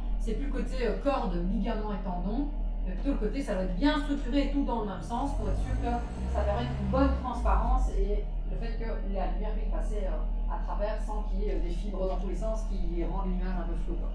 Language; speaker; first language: French; native; French